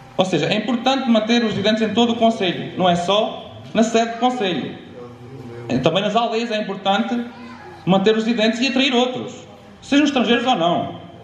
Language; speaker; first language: Portuguese; native; Portuguese